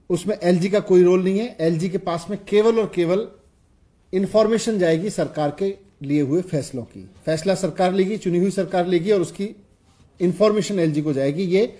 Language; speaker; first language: Hindi; native; Hindi